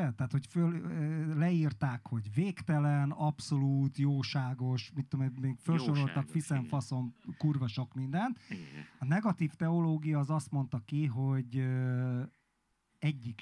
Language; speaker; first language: Hungarian; native; Hungarian